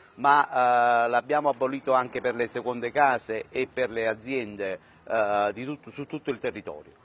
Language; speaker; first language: Italian; native; Italian